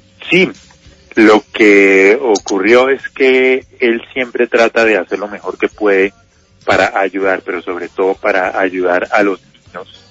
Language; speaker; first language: Spanish; native; Spanish